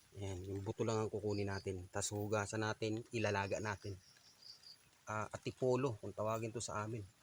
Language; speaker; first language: Filipino; native; Filipino